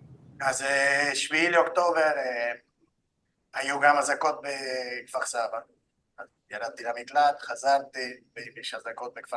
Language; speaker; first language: Hebrew; non-native, fluent; Spanish